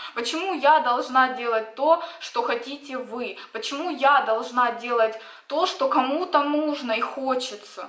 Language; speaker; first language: Russian; native; Russian